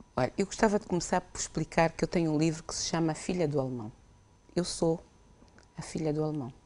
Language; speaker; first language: Portuguese; native; Portuguese